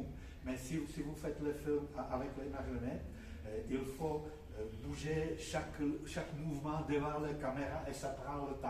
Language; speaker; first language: French; non-native, fluent; Czech